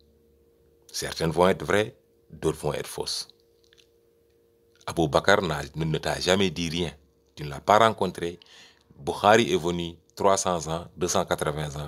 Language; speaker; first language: French; native; French